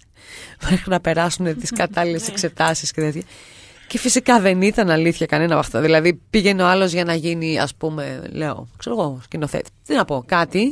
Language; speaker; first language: Greek; native; Greek